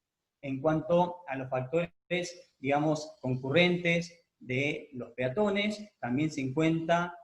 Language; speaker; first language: Spanish; native; Spanish